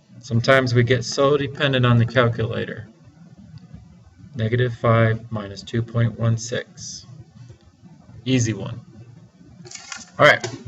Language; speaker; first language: English; native; English